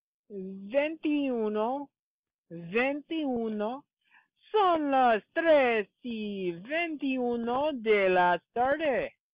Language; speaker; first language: Spanish; non-native, learner; English